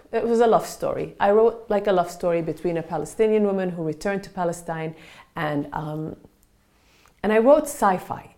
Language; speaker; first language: English; non-native, fluent; Arabic